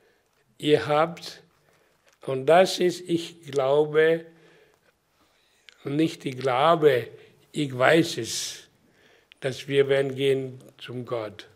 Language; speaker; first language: German; non-native, learner; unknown